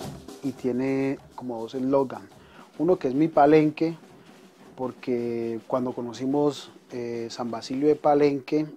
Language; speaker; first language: Spanish; native; Spanish